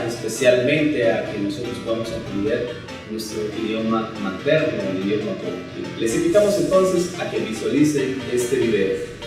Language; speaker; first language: Spanish; non-native, local second language; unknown